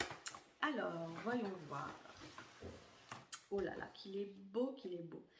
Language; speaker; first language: French; native; French